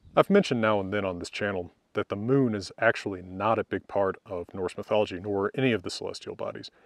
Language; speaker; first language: English; native; English